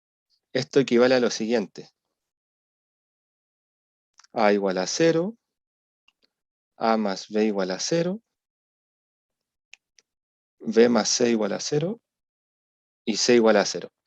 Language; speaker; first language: Spanish; native; Spanish